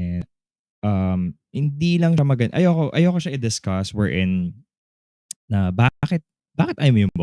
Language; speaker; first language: Filipino; native; Filipino